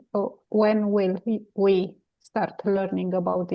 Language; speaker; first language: English; non-native, learner; Romanian